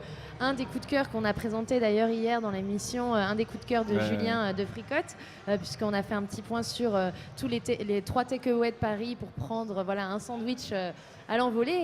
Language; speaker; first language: French; native; French